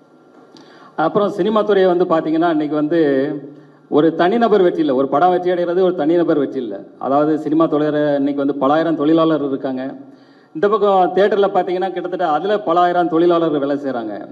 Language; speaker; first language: Tamil; native; Tamil